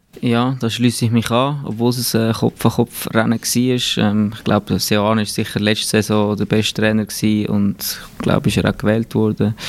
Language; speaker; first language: German; native; German